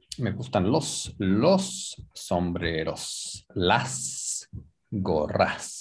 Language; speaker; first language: Spanish; non-native, fluent; English